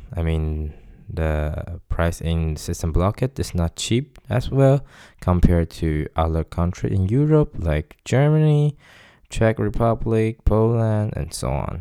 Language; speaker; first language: English; non-native, fluent; Chinese